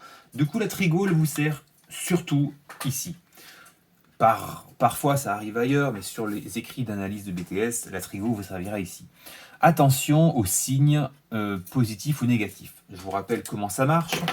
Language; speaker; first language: French; native; French